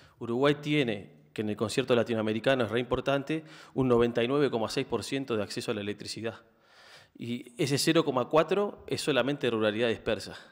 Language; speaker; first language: Spanish; native; Spanish